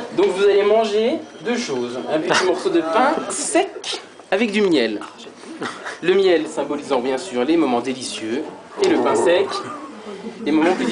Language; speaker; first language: French; native; French